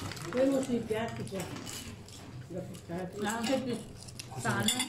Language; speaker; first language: Italian; native; Italian